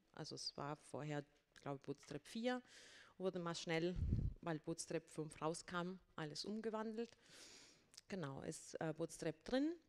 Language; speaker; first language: German; non-native, fluent; Spanish